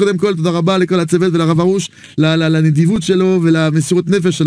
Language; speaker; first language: Hebrew; non-native, fluent; French